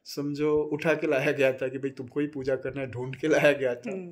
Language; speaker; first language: Hindi; native; Hindi